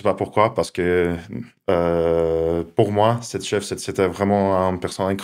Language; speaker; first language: French; non-native, fluent; Russian